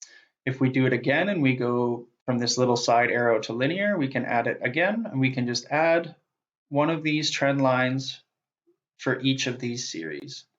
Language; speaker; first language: English; native; English